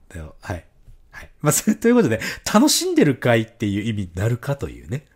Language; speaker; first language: Japanese; native; Japanese